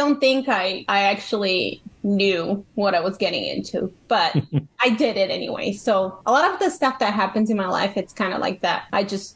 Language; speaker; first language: English; non-native, fluent; Portuguese